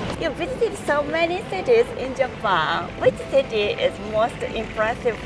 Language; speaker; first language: English; non-native, learner; Japanese